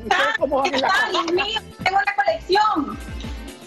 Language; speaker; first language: Spanish; native; Spanish